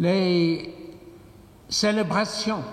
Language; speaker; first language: French; non-native, fluent; English